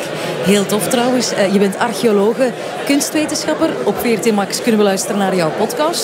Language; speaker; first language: Dutch; native; Dutch